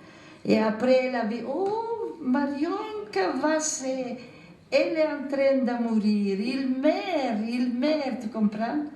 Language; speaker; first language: French; non-native, fluent; Macedonian